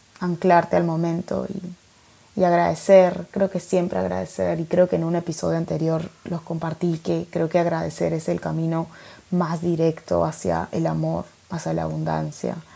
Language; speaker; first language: Spanish; native; Spanish